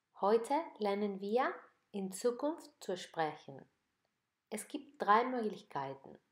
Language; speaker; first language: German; non-native, fluent; Spanish